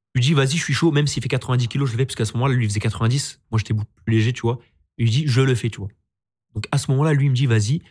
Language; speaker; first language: French; native; French